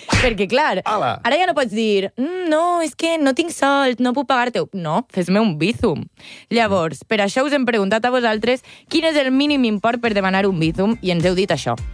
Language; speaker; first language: Catalan; native; Catalan